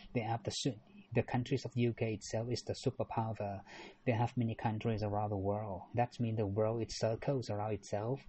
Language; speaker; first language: English; non-native, learner; Thai